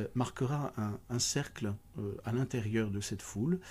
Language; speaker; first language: French; native; French